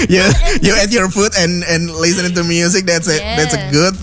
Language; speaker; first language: English; non-native, fluent; Indonesian